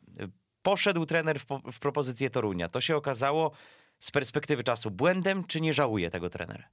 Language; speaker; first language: Polish; native; Polish